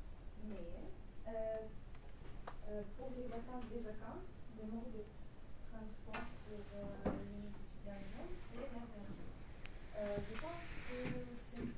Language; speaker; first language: French; non-native, learner; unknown